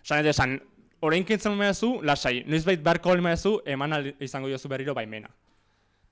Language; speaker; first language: Basque; native; Basque